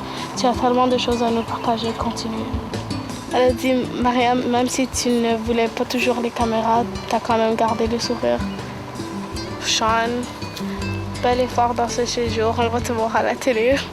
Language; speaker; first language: French; early bilingual, other home language; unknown